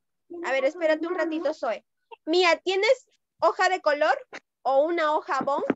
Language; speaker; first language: Spanish; native; Spanish